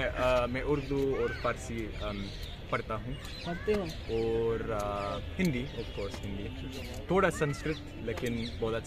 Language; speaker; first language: Hindi; non-native, learner; English